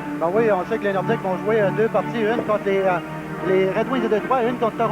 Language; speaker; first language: French; native; French